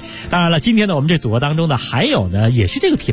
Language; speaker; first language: Chinese; native; Chinese